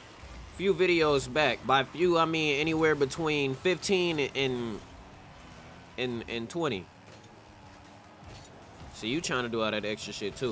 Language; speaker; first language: English; native; English